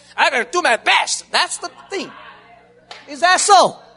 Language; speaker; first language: English; non-native, learner; Chinese